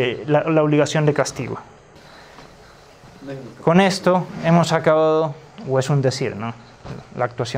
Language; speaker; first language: Spanish; native; Spanish